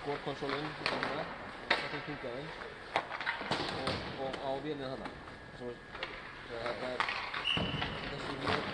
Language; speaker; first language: Icelandic; native; Icelandic